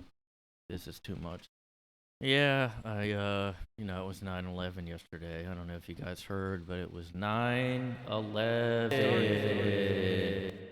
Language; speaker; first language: English; native; English